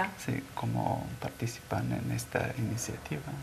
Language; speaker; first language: Spanish; non-native, learner; Bulgarian